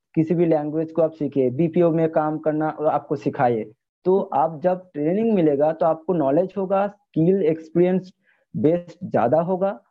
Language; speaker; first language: Hindi; non-native, local second language; Bangla